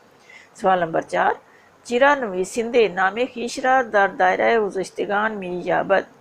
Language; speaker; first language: Persian; non-native, fluent; Urdu